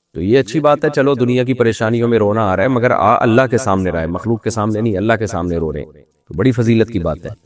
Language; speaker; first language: Urdu; native; Urdu